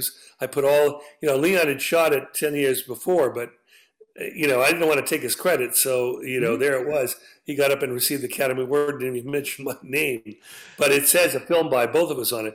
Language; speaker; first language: English; native; English